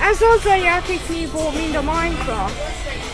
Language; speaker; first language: Hungarian; early bilingual, heritage; Hungarian